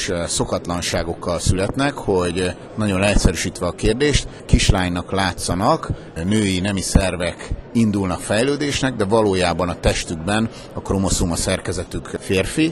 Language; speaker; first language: Hungarian; native; Hungarian